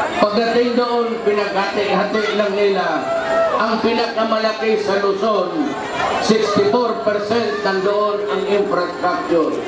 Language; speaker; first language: Filipino; non-native, local second language; Cebuano